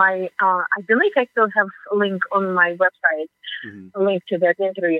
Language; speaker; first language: English; non-native, fluent; Russian